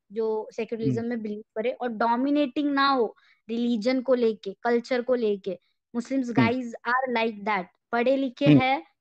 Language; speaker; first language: Hindi; native; Hindi